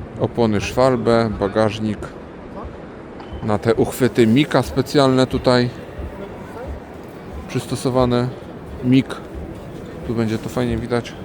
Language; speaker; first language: Polish; native; Polish